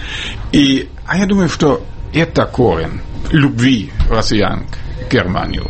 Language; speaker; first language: Russian; non-native, fluent; German